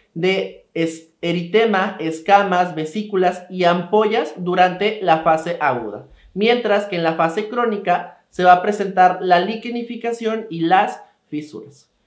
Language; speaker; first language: Spanish; native; Spanish